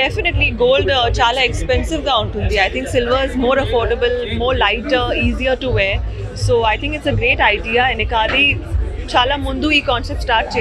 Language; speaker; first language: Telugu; non-native, learner; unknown